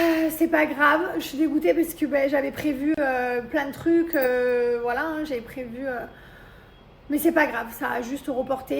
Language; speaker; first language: French; native; French